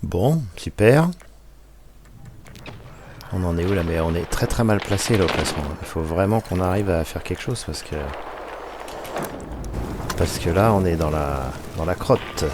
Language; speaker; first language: French; native; French